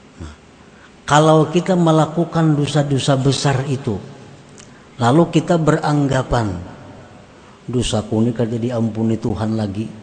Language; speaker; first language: Indonesian; non-native, local second language; Banjar